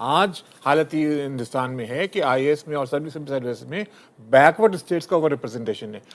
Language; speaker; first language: Hindi; native; Hindi